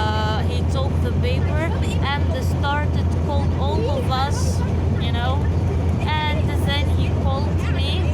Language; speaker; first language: English; non-native, learner; Arabic